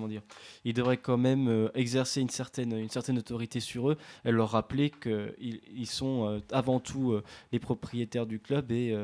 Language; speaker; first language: French; native; French